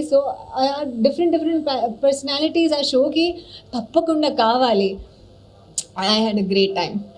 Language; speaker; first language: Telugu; non-native, learner; Hindi